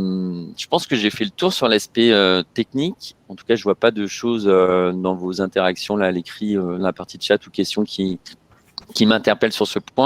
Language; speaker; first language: French; native; French